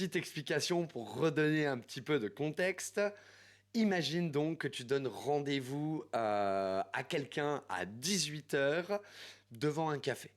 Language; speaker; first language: French; native; French